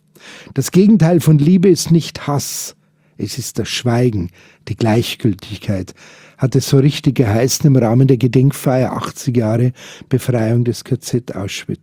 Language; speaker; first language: German; native; German